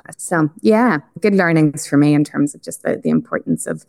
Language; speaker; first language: English; native; English